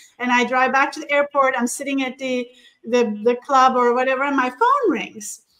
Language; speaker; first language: English; non-native, fluent; Turkish